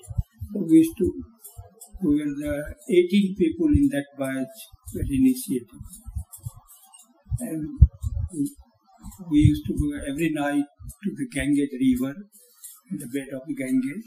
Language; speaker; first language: English; non-native, local second language; Hindi